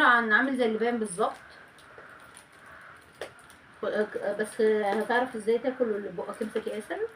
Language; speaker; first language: Arabic; native; Arabic